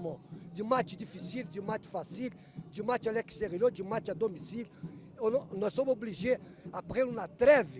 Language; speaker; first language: French; non-native, fluent; Portuguese